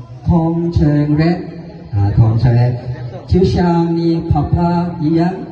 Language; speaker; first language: Chinese; non-native, learner; Indonesian